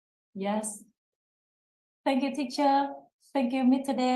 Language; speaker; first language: English; non-native, learner; Vietnamese